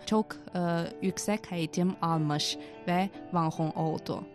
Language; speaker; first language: Turkish; non-native, fluent; Chinese